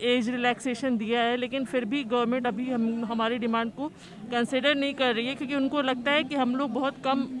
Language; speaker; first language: Hindi; native; Hindi